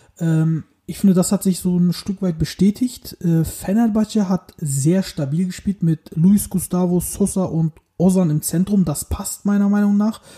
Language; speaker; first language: German; early bilingual, other home language; Turkish